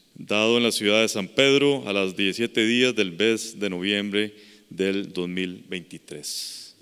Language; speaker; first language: Spanish; native; Spanish